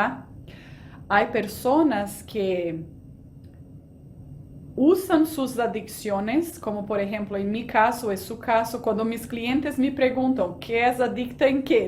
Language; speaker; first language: Spanish; non-native, fluent; Portuguese